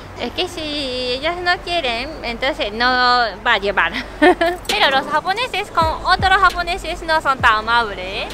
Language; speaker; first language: Spanish; non-native, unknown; Japanese